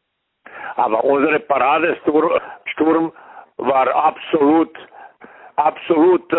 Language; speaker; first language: German; non-native, fluent; Serbian